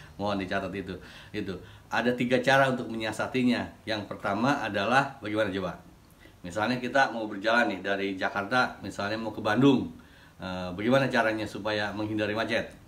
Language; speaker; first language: Indonesian; native; Indonesian